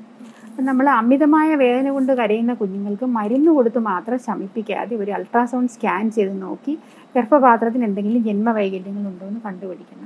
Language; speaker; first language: Malayalam; native; Malayalam